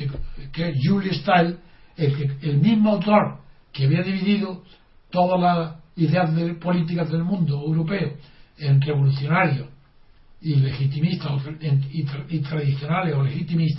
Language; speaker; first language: Spanish; native; Spanish